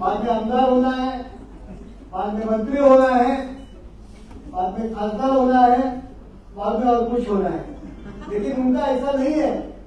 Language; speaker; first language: Hindi; non-native, local second language; Marathi